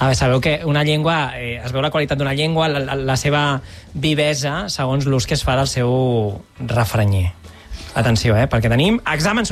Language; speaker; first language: Catalan; native; Catalan